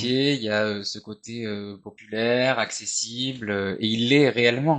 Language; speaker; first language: French; native; French